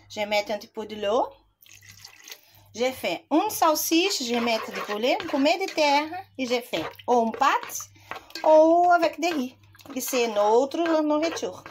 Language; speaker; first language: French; non-native, learner; Portuguese